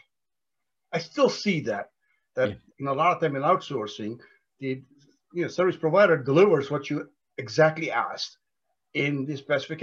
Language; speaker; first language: English; non-native, local second language; Gujarati